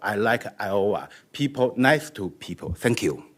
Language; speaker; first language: English; non-native, learner; Chinese